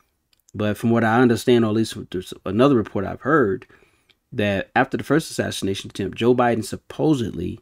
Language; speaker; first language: English; native; English